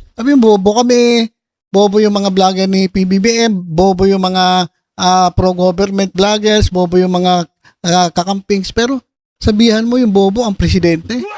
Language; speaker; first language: Filipino; native; Filipino